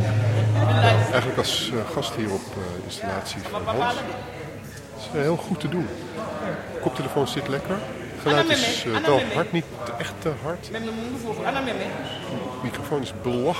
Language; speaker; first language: Dutch; native; Dutch